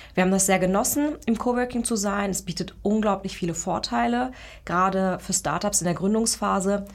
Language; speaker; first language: German; early bilingual, other home language; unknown